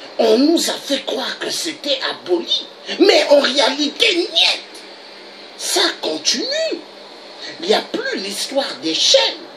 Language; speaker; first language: French; non-native, local second language; Lingala